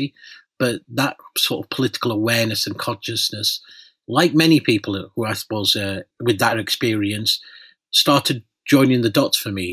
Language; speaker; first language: English; native; English